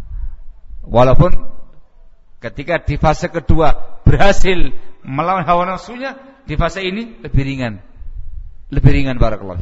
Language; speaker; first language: Indonesian; native; Indonesian